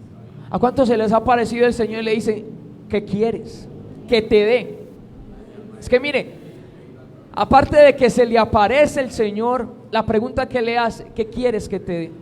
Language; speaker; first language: Spanish; native; Spanish